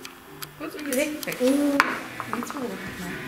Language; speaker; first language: German; native; German